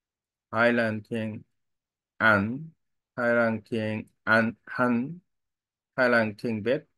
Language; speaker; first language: Vietnamese; non-native, learner; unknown